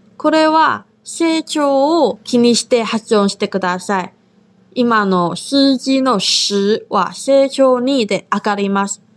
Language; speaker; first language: Japanese; non-native, fluent; Chinese